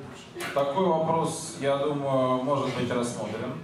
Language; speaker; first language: Russian; native; Russian